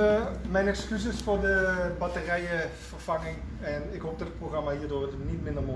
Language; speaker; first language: Dutch; native; Dutch